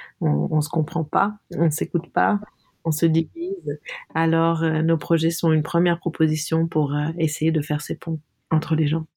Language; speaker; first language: French; non-native, local second language; Arabic